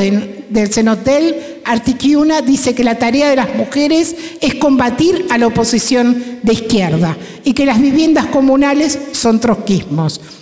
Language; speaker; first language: Spanish; native; Spanish